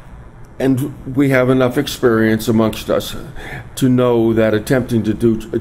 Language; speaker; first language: English; native; English